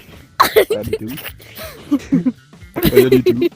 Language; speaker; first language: French; native; French